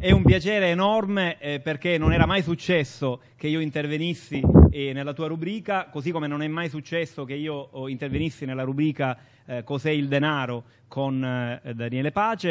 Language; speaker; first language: Italian; native; Italian